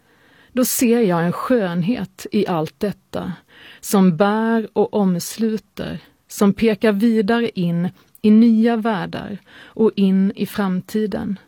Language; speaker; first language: Swedish; native; Swedish